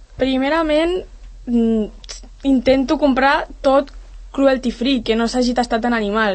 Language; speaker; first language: Catalan; non-native, local second language; Spanish